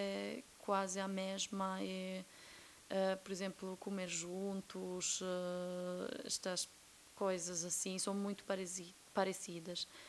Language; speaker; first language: Portuguese; non-native, fluent; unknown